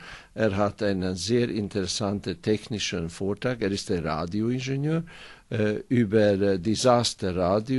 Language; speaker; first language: German; non-native, fluent; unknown